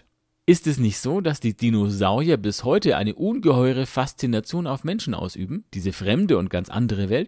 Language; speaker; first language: German; native; German